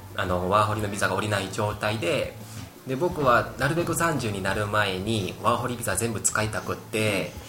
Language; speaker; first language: Japanese; non-native, fluent; Korean